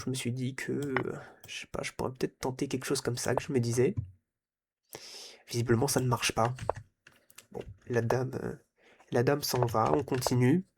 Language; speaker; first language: French; native; French